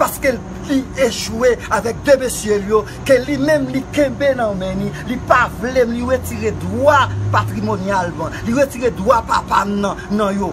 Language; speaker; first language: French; non-native, learner; Haitian Creole